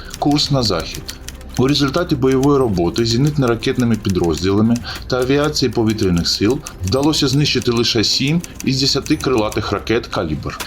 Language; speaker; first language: Ukrainian; native; Ukrainian